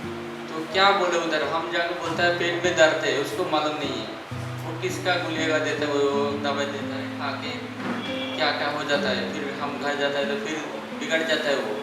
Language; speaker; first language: Hindi; non-native, local second language; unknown